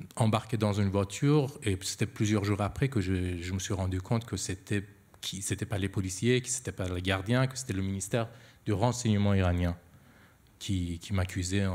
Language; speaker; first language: French; non-native, fluent; Persian